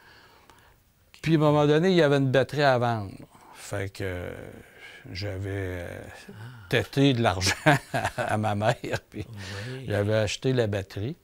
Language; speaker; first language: French; native; French